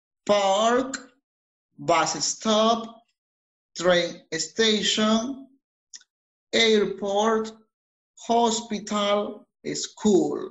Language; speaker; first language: English; non-native, fluent; Spanish